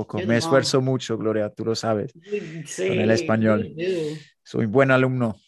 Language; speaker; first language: Spanish; non-native, learner; English